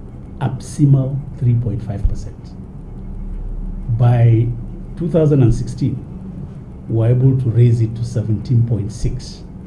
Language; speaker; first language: English; non-native, local second language; Hausa